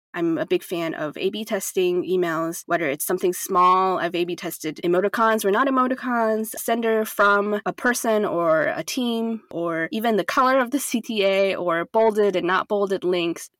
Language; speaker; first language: English; non-native, fluent; Chinese